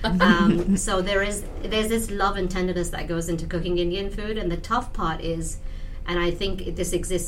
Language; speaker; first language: English; non-native, local second language; Punjabi